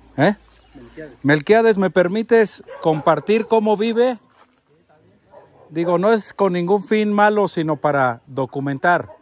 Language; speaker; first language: Spanish; native; Spanish